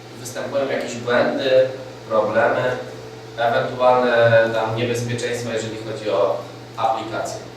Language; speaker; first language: Polish; native; Polish